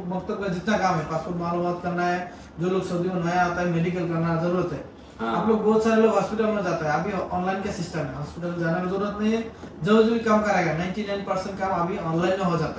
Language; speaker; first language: Hindi; non-native, fluent; Bangla